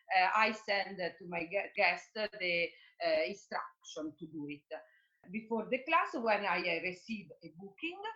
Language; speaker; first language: English; non-native, fluent; Italian